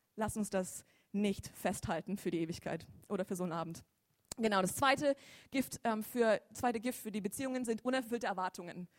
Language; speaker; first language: German; native; German